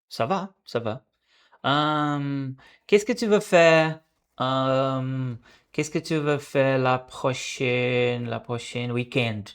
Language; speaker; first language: French; non-native, learner; Portuguese